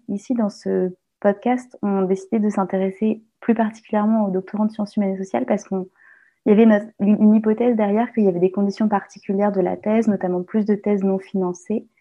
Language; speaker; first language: French; native; French